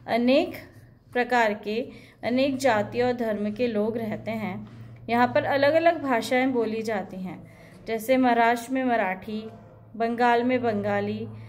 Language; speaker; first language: Hindi; native; Hindi